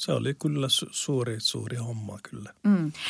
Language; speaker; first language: Finnish; non-native, learner; Arabic